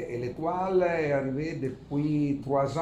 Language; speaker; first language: French; non-native, learner; Italian